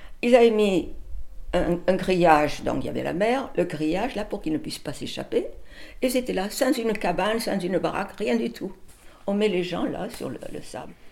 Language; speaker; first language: French; early bilingual, other home language; Catalan